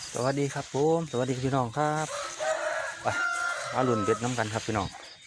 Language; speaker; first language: Thai; native; Thai